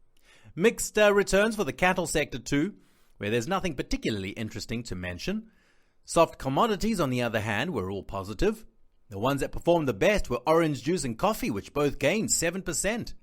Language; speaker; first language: English; non-native, fluent; Italian